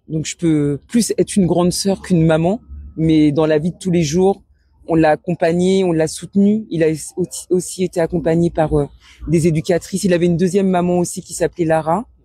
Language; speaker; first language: French; early bilingual, other home language; Wolof